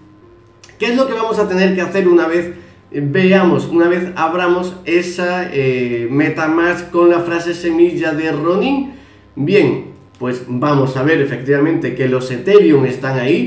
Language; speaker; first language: Spanish; native; Spanish